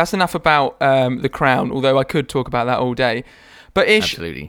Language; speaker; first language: English; native; English